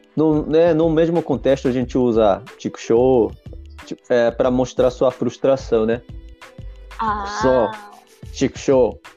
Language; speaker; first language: Portuguese; non-native, fluent; Japanese